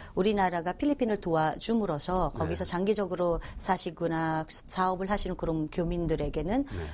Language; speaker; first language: Korean; non-native, fluent; Filipino